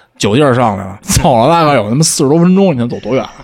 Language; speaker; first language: Chinese; native; Chinese